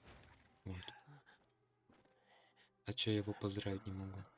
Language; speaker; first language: Russian; native; Russian